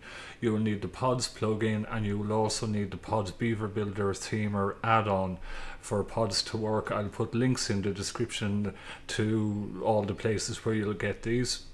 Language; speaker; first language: English; native; English